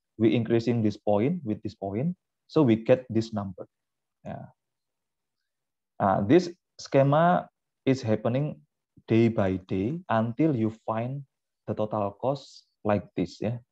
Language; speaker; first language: English; non-native, fluent; Indonesian